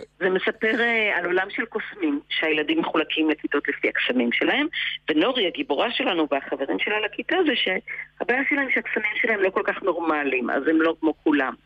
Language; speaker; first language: Hebrew; native; Hebrew